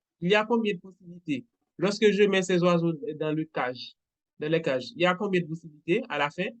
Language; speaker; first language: French; non-native, local second language; Haitian Creole